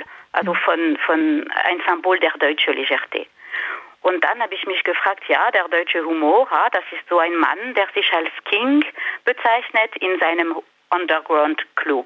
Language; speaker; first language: German; non-native, fluent; French